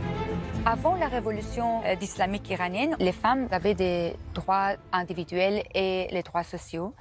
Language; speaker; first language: French; non-native, fluent; Persian